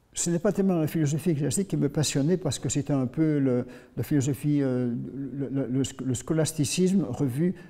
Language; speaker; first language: French; native; French